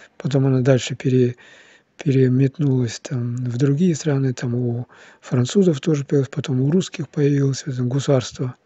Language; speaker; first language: Russian; non-native, local second language; Kazakh